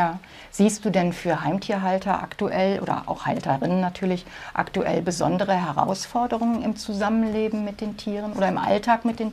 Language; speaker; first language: German; native; German